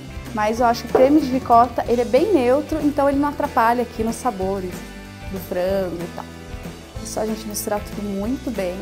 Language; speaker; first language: Portuguese; native; Portuguese